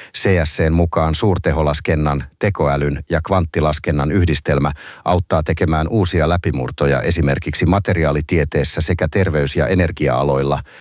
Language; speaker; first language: Finnish; native; Finnish